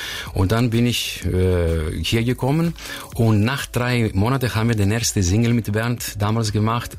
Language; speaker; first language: German; non-native, fluent; Greek